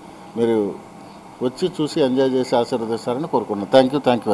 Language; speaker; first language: Telugu; native; Telugu